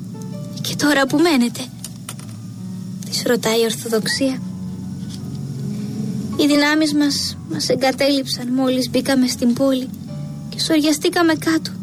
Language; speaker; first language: Greek; native; Greek